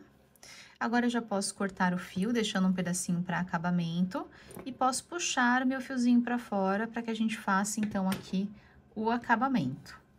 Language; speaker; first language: Portuguese; native; Portuguese